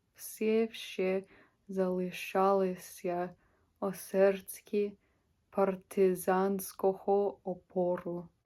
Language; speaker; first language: Ukrainian; non-native, learner; English